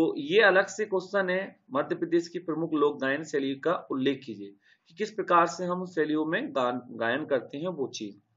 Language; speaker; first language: Hindi; native; Hindi